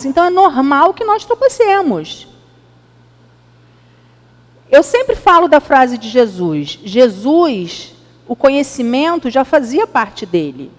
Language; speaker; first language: Portuguese; native; Portuguese